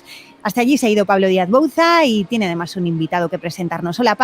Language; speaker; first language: Spanish; native; Spanish